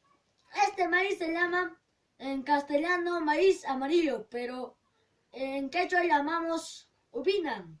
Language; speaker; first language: Spanish; non-native, local second language; Quechua